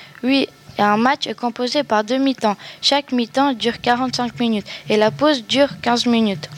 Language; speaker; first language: French; native; French